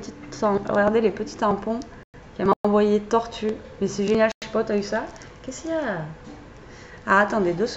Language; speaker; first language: French; native; French